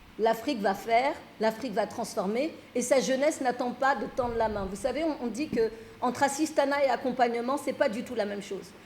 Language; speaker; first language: French; early bilingual, other home language; Fula